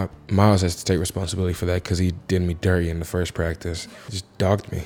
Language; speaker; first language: English; native; English